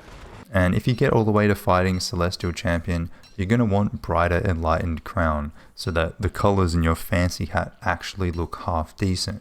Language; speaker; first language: English; native; English